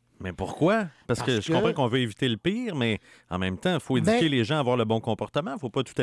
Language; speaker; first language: French; native; French